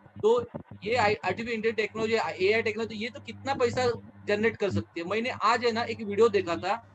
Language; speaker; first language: Hindi; non-native, local second language; Marathi